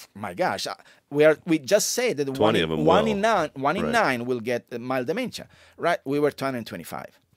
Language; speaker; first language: English; non-native, fluent; Italian